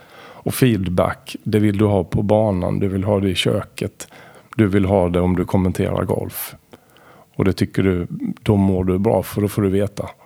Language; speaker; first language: Swedish; native; Swedish